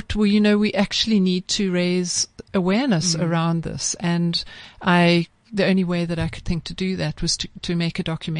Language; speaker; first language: English; native; English